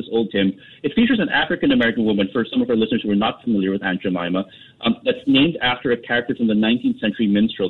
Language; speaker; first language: English; non-native, local second language; Filipino